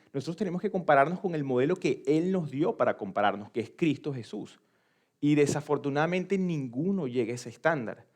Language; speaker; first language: Spanish; native; Spanish